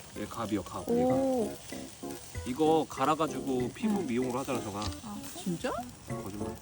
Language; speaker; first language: Korean; native; Korean